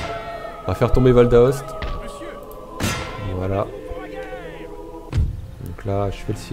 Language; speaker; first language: French; native; French